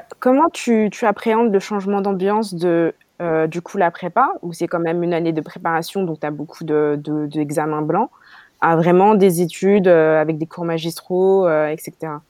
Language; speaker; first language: French; native; French